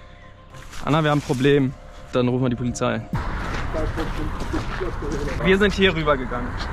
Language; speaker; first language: German; native; German